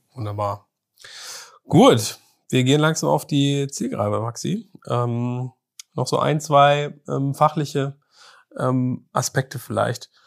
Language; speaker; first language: German; native; German